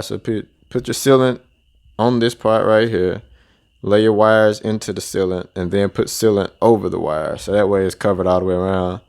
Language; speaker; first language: English; native; English